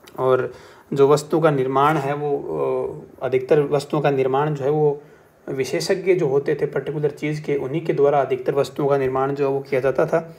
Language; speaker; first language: Hindi; native; Hindi